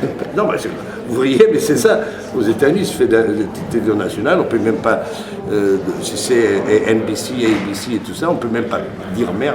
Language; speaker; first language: French; non-native, fluent; Portuguese